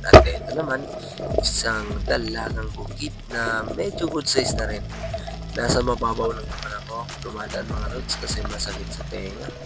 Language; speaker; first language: Filipino; non-native, local second language; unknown